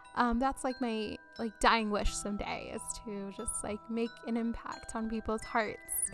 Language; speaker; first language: English; early bilingual, other home language; Spanish